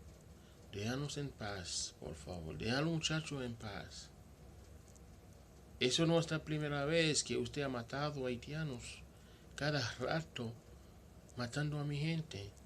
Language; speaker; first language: Spanish; non-native, local second language; Haitian Creole